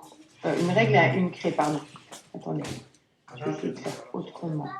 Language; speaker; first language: French; native; French